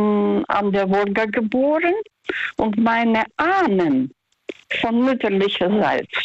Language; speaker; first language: German; early bilingual, heritage; Russian